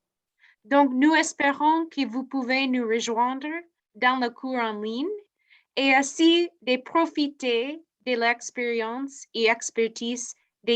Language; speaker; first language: French; non-native, fluent; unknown